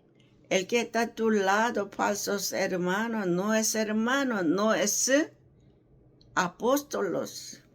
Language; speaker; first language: Spanish; non-native, learner; Korean